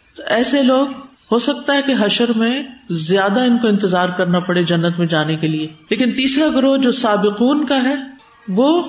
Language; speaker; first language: Urdu; native; Urdu